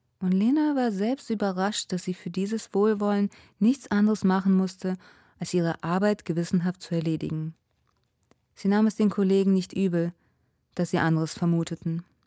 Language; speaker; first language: German; early bilingual, other home language; Russian